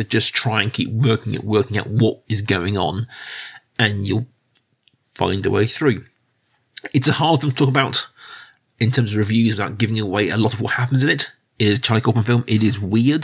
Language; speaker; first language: English; native; English